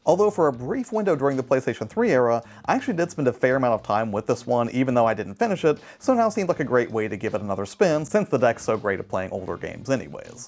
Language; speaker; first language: English; native; English